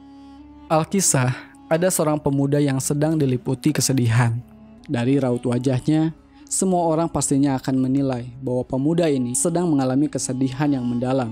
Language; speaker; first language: Indonesian; native; Indonesian